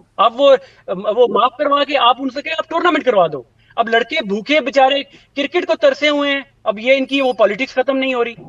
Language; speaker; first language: Urdu; native; Urdu